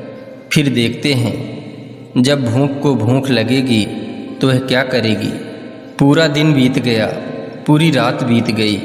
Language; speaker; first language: Hindi; native; Hindi